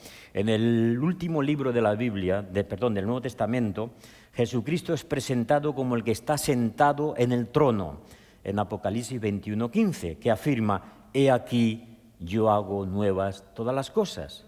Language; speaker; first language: Spanish; native; Spanish